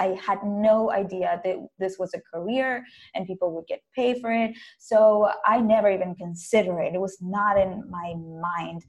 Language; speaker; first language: English; non-native, fluent; Spanish